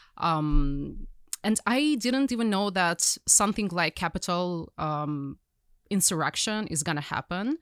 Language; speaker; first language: English; non-native, fluent; Ukrainian